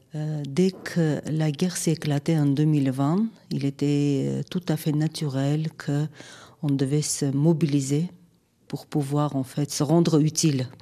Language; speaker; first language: French; non-native, fluent; Armenian